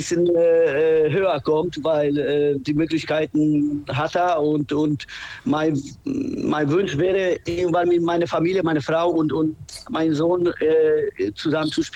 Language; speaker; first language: German; non-native, fluent; Polish